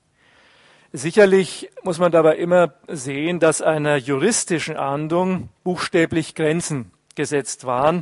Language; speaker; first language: German; native; German